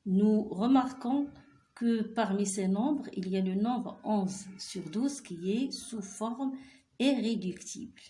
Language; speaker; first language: French; non-native, local second language; Arabic